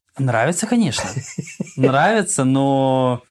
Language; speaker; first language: Russian; native; Russian